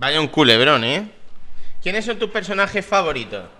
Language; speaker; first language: Spanish; native; Spanish